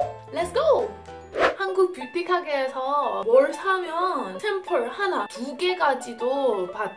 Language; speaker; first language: Korean; non-native, fluent; English